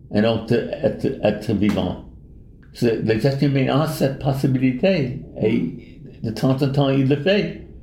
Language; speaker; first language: French; non-native, fluent; English